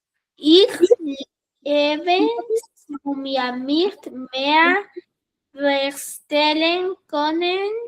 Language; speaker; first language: German; non-native, learner; Spanish